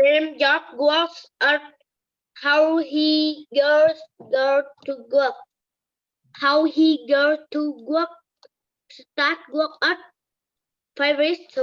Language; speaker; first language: English; non-native, learner; Vietnamese